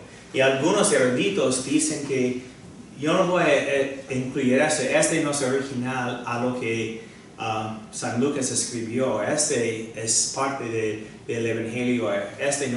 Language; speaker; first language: Spanish; non-native, fluent; English